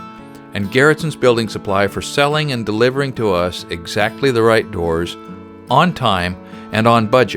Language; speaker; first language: English; native; English